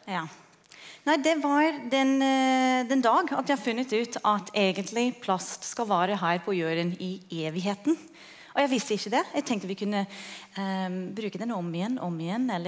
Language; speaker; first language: Norwegian; non-native, fluent; English